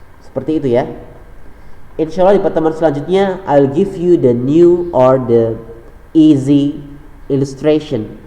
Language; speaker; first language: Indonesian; native; Indonesian